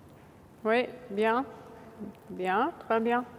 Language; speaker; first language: French; non-native, fluent; German